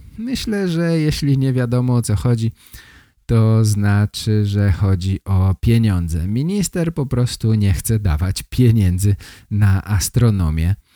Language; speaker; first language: Polish; native; Polish